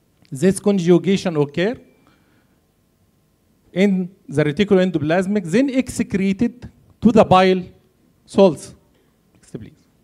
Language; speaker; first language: English; non-native, fluent; Arabic